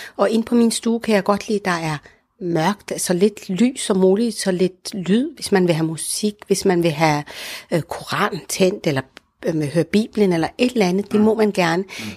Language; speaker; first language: Danish; early bilingual, other home language; Arabic